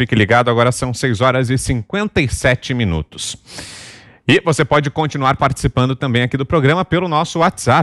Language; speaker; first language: Portuguese; native; Portuguese